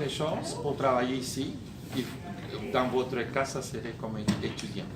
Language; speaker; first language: French; native; French